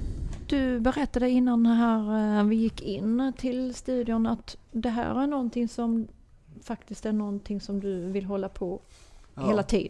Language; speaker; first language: Swedish; native; Swedish